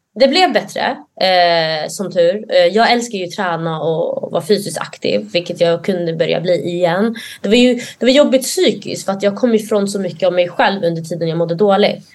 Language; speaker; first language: Swedish; early bilingual, other home language; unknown